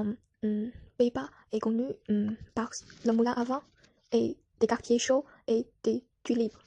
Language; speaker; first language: French; non-native, learner; Chinese